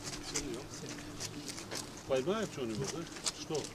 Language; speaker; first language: Russian; non-native, local second language; Tajik